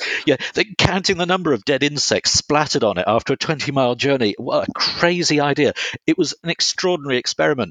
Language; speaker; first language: English; native; English